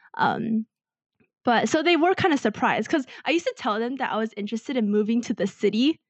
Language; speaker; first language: English; native; English